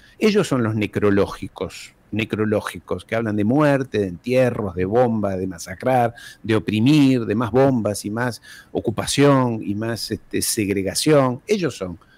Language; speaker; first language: Spanish; early bilingual, heritage; Spanish